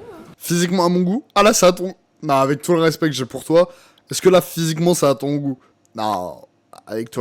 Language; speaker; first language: French; native; French